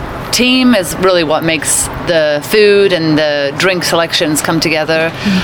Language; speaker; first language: English; native; English